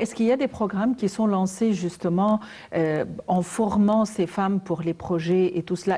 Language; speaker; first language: French; non-native, fluent; Arabic